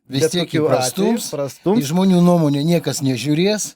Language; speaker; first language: Lithuanian; native; Lithuanian